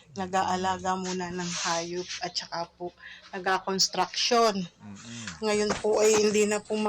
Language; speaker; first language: Filipino; native; Filipino